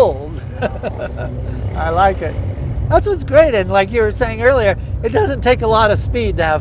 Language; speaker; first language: English; native; English